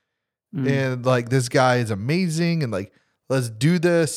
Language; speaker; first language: English; native; English